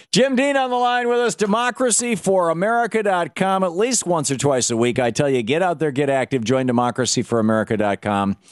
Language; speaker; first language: English; native; English